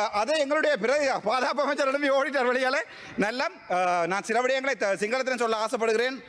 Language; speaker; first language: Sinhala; non-native, local second language; Tamil